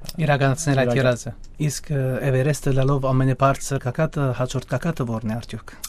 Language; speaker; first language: Armenian; early bilingual, heritage; Armenian